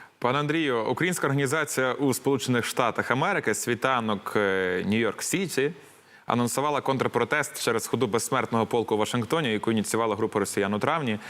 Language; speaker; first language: Ukrainian; native; Ukrainian